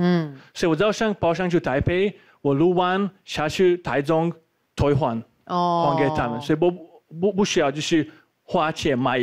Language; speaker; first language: Chinese; non-native, fluent; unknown